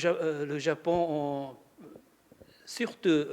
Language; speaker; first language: French; non-native, learner; Japanese